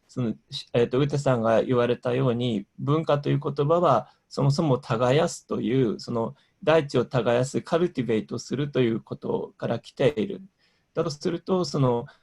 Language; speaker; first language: Japanese; native; Japanese